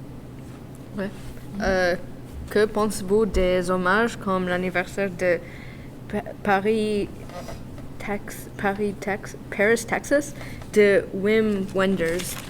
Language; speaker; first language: French; non-native, learner; English